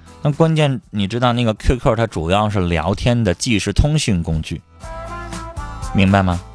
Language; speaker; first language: Chinese; native; Chinese